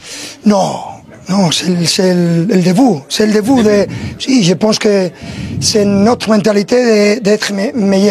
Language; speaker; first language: French; non-native, learner; Spanish